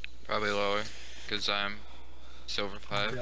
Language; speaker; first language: English; native; English